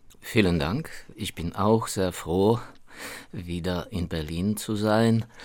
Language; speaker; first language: German; non-native, fluent; Ukrainian